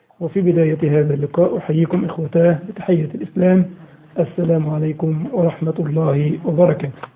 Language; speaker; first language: Arabic; native; Arabic